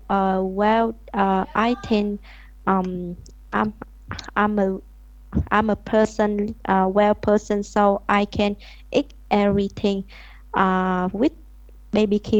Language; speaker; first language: English; non-native, learner; Vietnamese